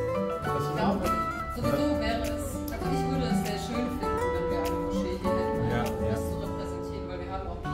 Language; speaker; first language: German; native; German